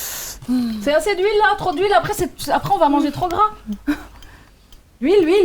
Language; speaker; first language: French; native; French